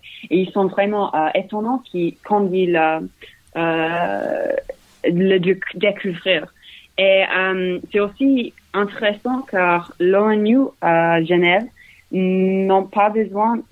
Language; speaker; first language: French; non-native, learner; English